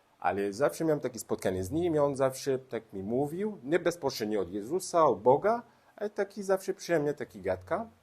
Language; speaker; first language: Polish; non-native, learner; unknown